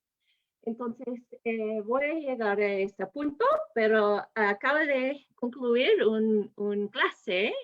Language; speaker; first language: Spanish; non-native, fluent; English